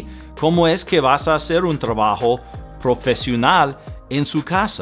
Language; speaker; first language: Spanish; non-native, fluent; English